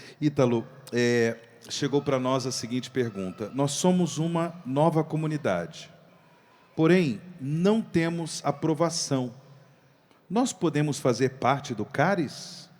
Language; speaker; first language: Portuguese; native; Portuguese